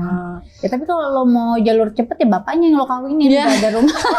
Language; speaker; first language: Indonesian; native; Indonesian